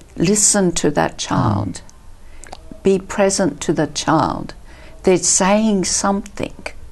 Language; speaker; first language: English; early bilingual, other home language; Italian